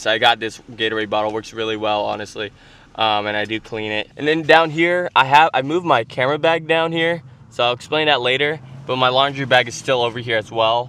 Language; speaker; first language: English; native; English